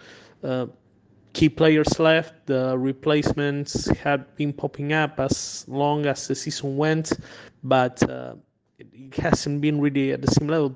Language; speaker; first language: English; non-native, fluent; Spanish